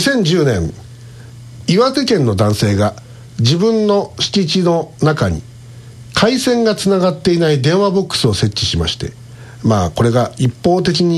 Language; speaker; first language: Japanese; native; Japanese